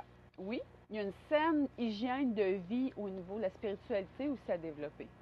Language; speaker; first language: French; native; French